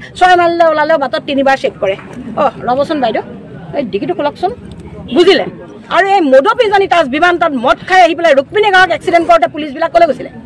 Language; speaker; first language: Assamese; native; Assamese